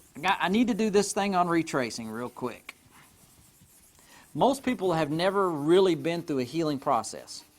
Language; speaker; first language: English; native; English